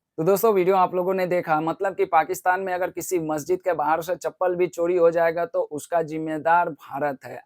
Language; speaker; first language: Hindi; non-native, local second language; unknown